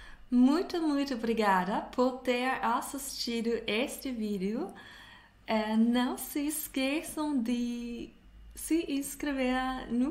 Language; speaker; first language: Portuguese; non-native, fluent; German